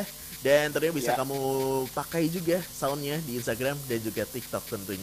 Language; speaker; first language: Indonesian; native; Indonesian